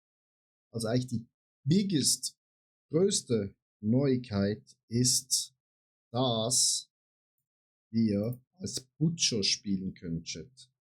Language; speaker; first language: German; native; German